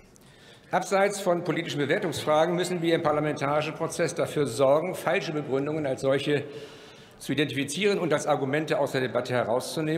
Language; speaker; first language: German; native; German